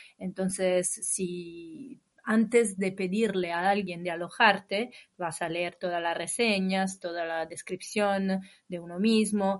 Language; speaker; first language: Spanish; non-native, fluent; Italian